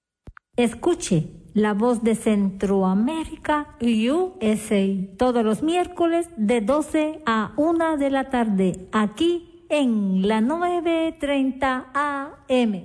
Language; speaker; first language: Spanish; native; Spanish